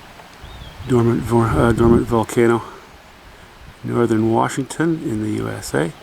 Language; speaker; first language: English; native; English